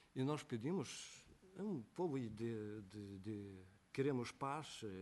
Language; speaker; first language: Portuguese; non-native, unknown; Ukrainian